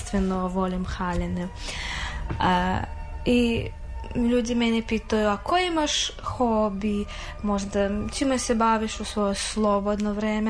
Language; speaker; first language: Serbian; non-native, fluent; Russian